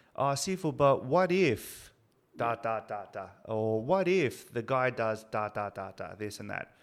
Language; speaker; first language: English; early bilingual, other home language; Spanish